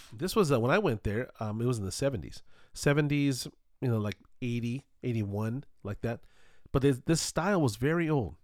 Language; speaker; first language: English; early bilingual, other home language; Spanish